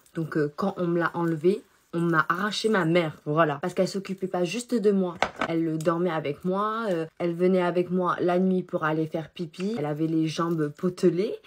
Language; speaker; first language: French; early bilingual, other home language; Chinese